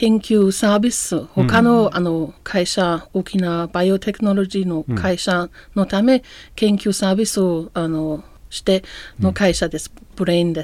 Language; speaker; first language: Japanese; non-native, learner; German